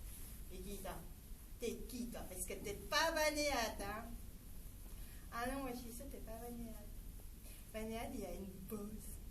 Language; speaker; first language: French; native; French